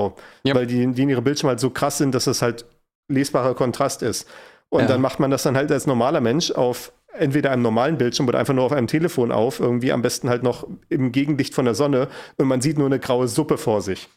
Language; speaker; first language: German; native; German